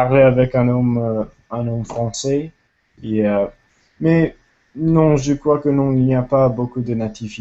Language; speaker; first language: French; non-native, learner; English